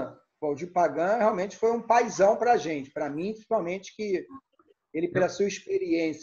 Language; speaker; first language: Portuguese; native; Portuguese